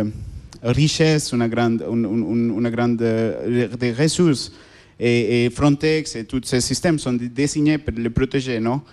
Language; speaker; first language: French; non-native, learner; Spanish